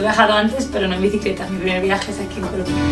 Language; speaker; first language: Spanish; native; Spanish